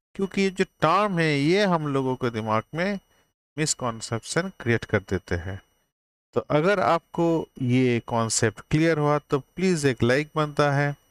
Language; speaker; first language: Hindi; native; Hindi